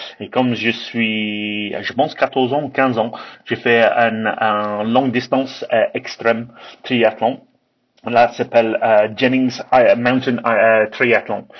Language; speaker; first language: French; non-native, learner; English